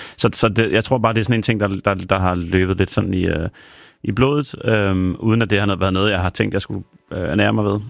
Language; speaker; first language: Danish; native; Danish